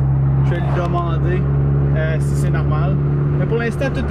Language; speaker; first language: French; native; French